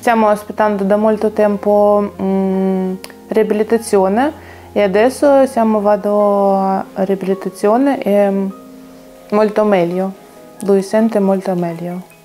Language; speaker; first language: Italian; non-native, learner; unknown